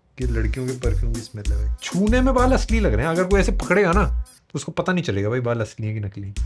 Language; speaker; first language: Hindi; native; Hindi